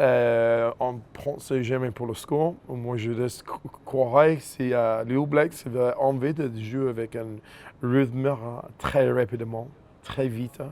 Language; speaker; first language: French; non-native, fluent; English